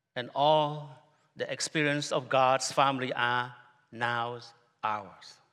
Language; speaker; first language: English; non-native, fluent; Khmer